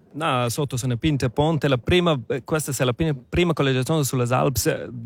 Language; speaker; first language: Italian; non-native, local second language; Romansh